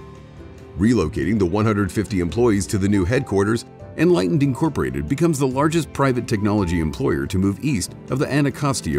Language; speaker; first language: English; native; English